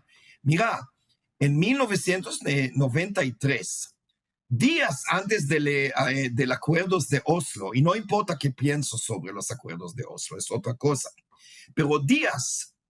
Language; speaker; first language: Spanish; non-native, fluent; Hebrew